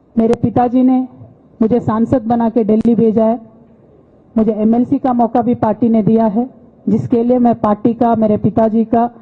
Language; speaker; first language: Hindi; non-native, local second language; Telugu